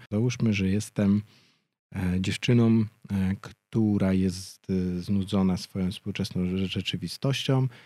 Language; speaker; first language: Polish; native; Polish